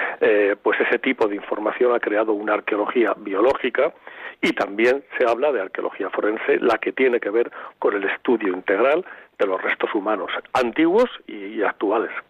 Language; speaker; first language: Spanish; native; Spanish